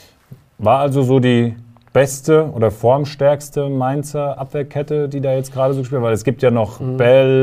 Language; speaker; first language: German; native; German